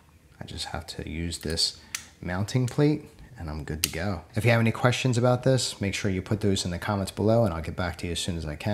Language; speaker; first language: English; native; English